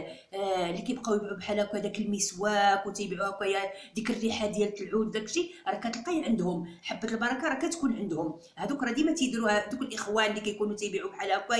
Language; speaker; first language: Arabic; native; Arabic